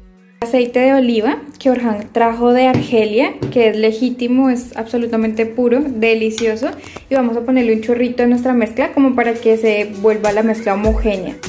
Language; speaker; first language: Spanish; native; Spanish